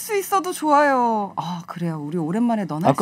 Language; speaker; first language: Korean; native; Korean